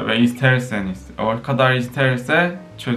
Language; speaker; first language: Turkish; non-native, fluent; Korean